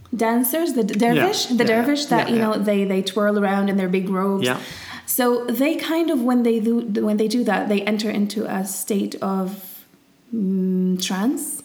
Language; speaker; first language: English; early bilingual, heritage; Arabic